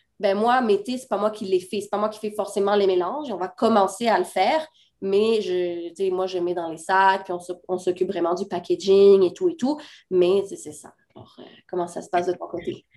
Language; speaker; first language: French; native; French